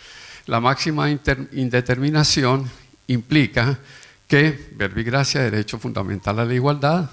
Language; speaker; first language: Spanish; native; Spanish